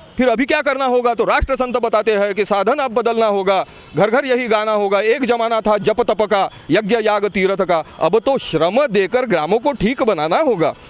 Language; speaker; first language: Hindi; non-native, local second language; Marathi